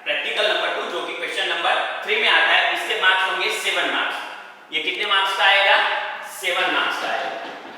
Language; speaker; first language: Hindi; non-native, local second language; Gujarati